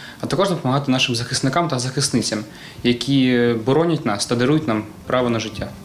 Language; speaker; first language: Ukrainian; native; Ukrainian